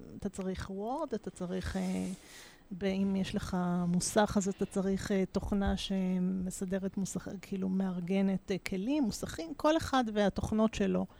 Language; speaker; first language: Hebrew; native; Hebrew